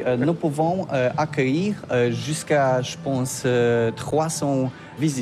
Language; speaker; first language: French; non-native, learner; Polish